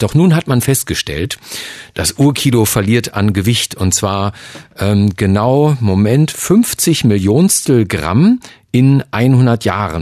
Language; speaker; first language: German; native; German